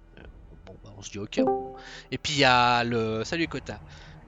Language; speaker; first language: French; native; French